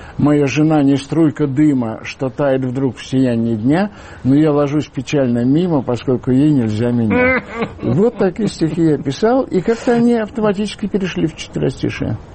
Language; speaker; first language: Russian; native; Russian